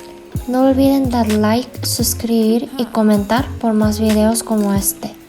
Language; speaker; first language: Spanish; non-native, fluent; Korean